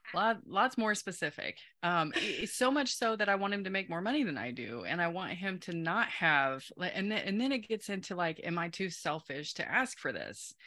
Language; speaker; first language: English; native; English